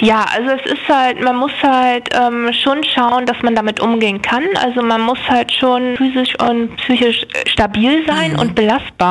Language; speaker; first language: German; native; German